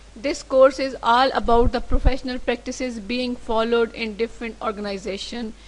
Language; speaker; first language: English; non-native, local second language; Urdu